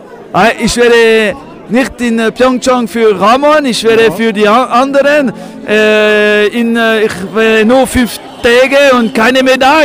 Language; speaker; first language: German; non-native, local second language; French